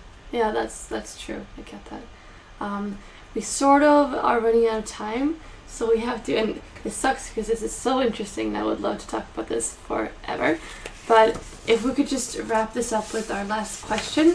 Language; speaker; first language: English; non-native, fluent; Swedish